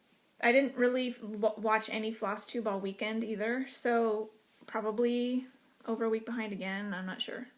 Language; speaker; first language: English; native; English